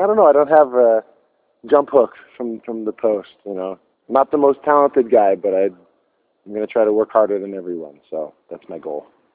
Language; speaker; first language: English; native; English